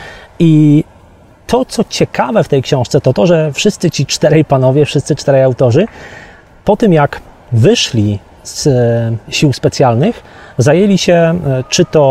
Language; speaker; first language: Polish; native; Polish